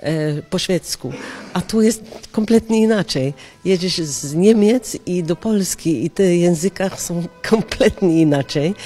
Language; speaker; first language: Polish; non-native, fluent; Norwegian